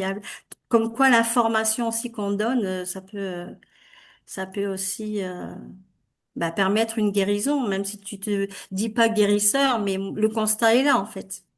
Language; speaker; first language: French; native; French